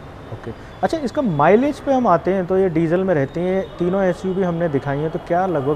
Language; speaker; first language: Hindi; native; Hindi